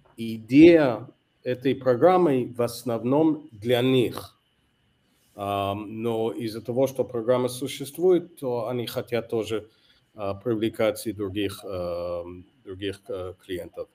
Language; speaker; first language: Russian; non-native, fluent; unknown